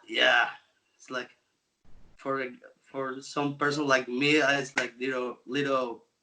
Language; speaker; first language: English; non-native, local second language; Spanish